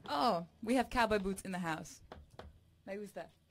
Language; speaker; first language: English; native; English